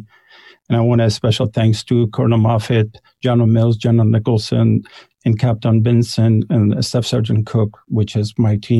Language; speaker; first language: English; non-native, fluent; Persian